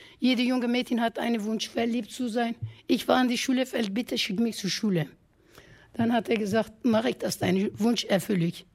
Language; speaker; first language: German; non-native, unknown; Kurdish